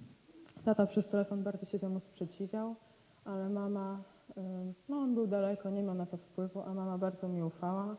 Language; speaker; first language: Polish; native; Polish